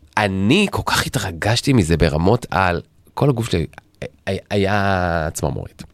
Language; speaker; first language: Hebrew; native; Hebrew